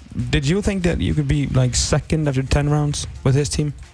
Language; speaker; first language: English; non-native, fluent; Icelandic